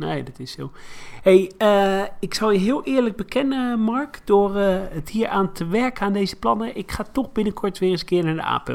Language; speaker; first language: Dutch; native; Dutch